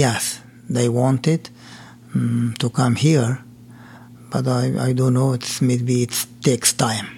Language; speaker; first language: English; non-native, learner; Persian